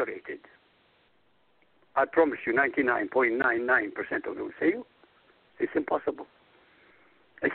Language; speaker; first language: English; non-native, fluent; Arabic